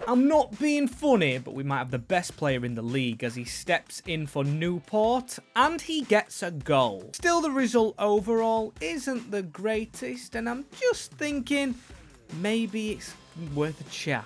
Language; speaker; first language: English; native; English